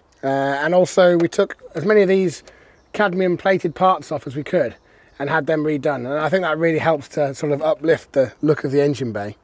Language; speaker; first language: English; native; English